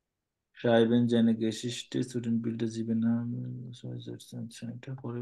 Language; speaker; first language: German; non-native, fluent; Bangla